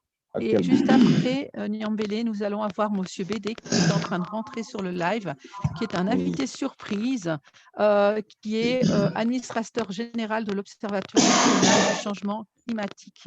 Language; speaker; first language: French; native; French